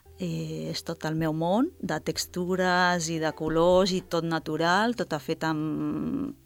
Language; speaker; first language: Catalan; non-native, fluent; Italian